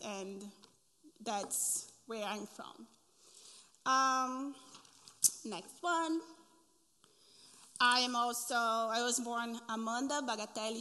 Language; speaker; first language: English; non-native, fluent; Portuguese